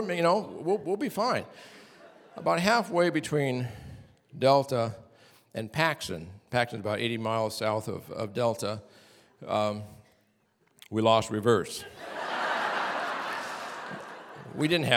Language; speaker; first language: English; native; English